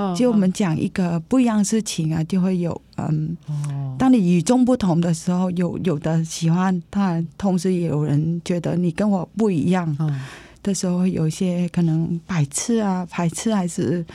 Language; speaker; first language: Chinese; non-native, fluent; Vietnamese